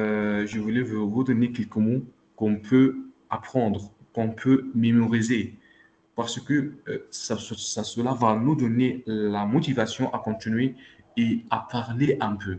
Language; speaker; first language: French; non-native, local second language; Arabic